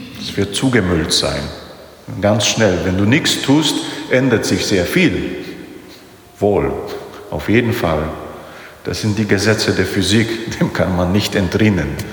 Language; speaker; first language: German; non-native, fluent; Polish